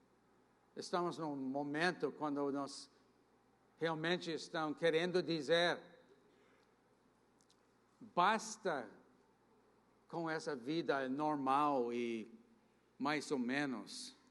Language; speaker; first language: Portuguese; non-native, fluent; English